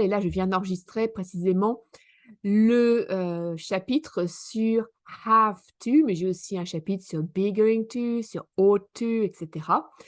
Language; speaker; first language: French; native; French